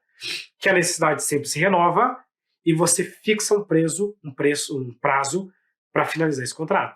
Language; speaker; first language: Portuguese; native; Portuguese